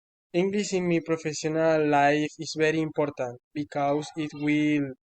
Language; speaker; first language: English; non-native, learner; Spanish